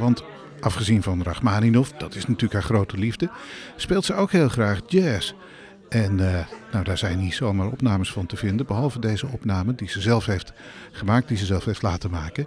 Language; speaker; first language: Dutch; native; Dutch